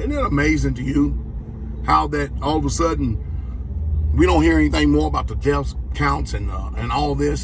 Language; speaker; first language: English; native; English